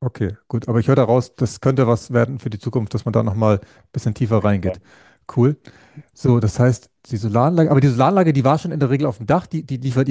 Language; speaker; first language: German; native; German